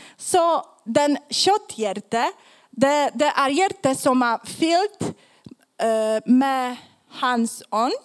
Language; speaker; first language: Swedish; non-native, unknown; Polish